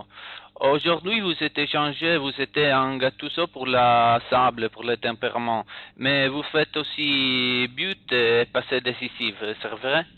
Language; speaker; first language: French; non-native, learner; Italian